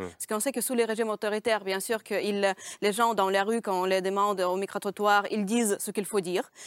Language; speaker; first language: French; non-native, fluent; Russian